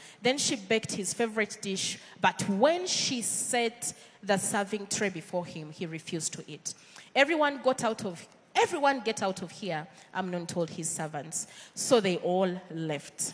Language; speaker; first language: English; non-native, local second language; Ganda